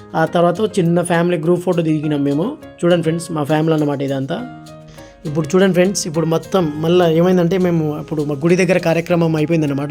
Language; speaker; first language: Telugu; non-native, local second language; Lambadi